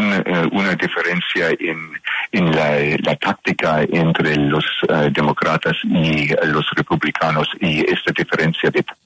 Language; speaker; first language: Spanish; non-native, learner; English